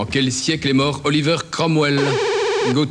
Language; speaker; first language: French; native; French